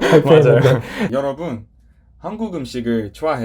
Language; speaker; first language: Korean; non-native, learner; Portuguese